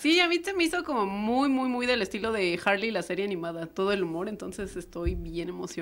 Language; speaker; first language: Spanish; native; Spanish